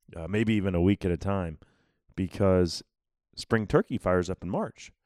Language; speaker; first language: English; native; English